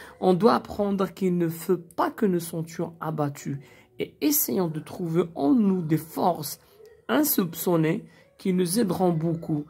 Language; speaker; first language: French; non-native, local second language; Arabic